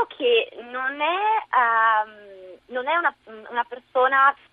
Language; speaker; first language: Italian; native; Italian